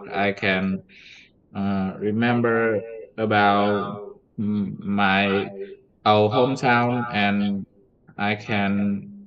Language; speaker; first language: English; non-native, learner; Vietnamese